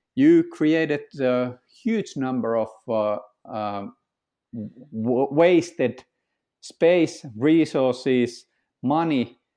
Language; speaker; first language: English; non-native, fluent; Finnish